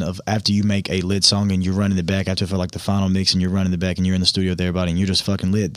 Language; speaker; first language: English; native; English